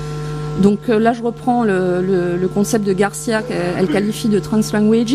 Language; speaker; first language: French; native; French